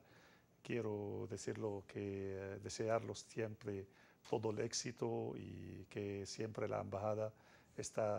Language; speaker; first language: Spanish; non-native, fluent; Arabic